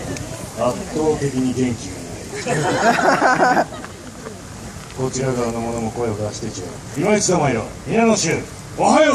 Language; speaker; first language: Japanese; native; Japanese